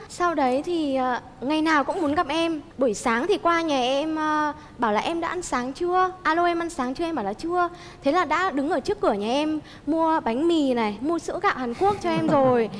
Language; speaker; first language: Vietnamese; native; Vietnamese